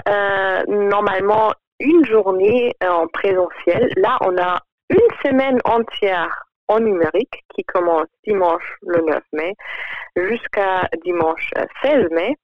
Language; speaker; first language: French; non-native, fluent; German